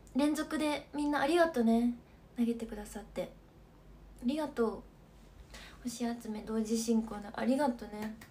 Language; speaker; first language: Japanese; native; Japanese